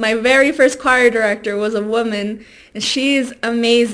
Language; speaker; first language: English; early bilingual, other home language; Spanish